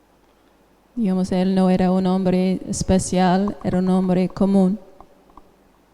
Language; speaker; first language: Spanish; non-native, fluent; English